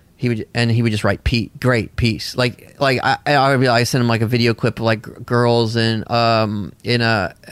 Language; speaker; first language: English; native; English